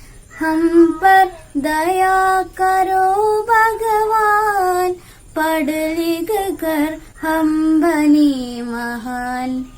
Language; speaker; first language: Hindi; non-native, local second language; Malayalam